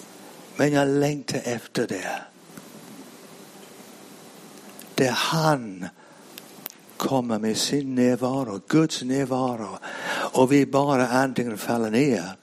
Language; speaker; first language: Swedish; non-native, fluent; English